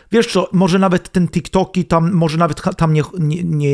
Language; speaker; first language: Polish; non-native, learner; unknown